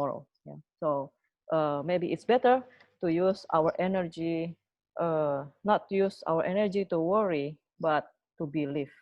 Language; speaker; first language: English; non-native, fluent; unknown